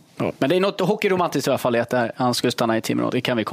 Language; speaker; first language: Swedish; native; Swedish